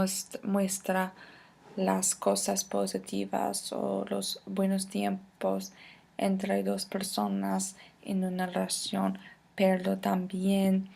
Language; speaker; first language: Spanish; non-native, fluent; English